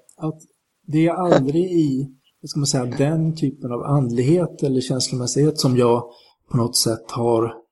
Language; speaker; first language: Swedish; native; Swedish